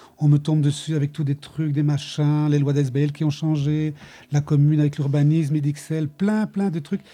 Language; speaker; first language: French; native; French